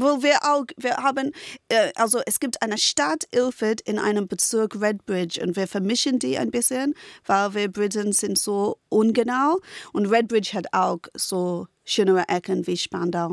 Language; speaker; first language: German; non-native, fluent; English